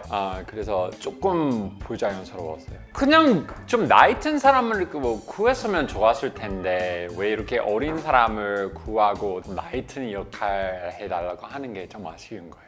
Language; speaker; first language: Korean; non-native, fluent; English